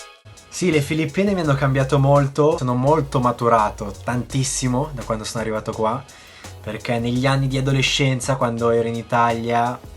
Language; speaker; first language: Italian; early bilingual, other home language; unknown